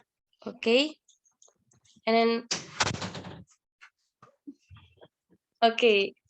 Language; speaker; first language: English; non-native, learner; Indonesian